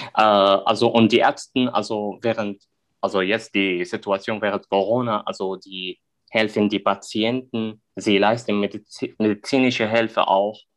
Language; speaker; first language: German; non-native, learner; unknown